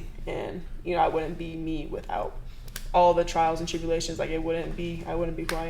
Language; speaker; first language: English; native; English